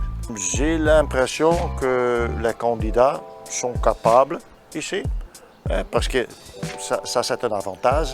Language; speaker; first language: French; non-native, learner; Dutch